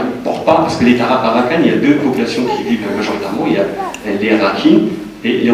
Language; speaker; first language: French; native; French